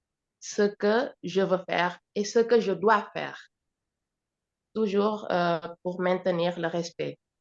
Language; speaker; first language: French; non-native, fluent; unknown